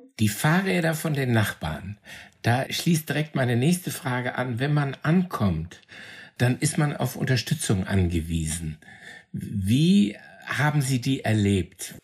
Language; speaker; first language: German; native; German